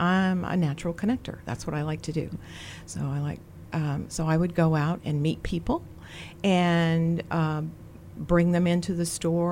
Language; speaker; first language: English; native; English